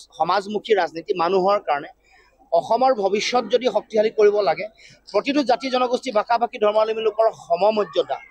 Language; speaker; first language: Assamese; native; Assamese